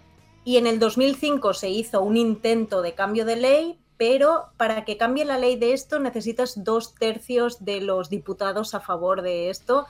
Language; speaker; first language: Spanish; native; Spanish